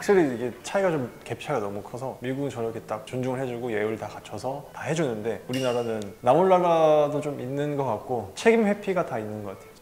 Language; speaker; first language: Korean; native; Korean